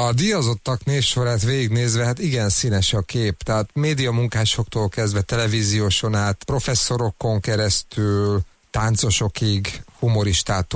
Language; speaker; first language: Hungarian; native; Hungarian